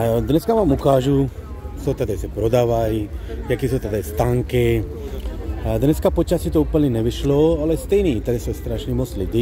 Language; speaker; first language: Czech; non-native, learner; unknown